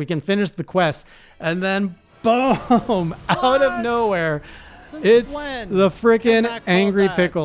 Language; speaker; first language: English; native; English